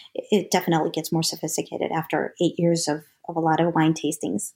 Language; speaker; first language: English; native; English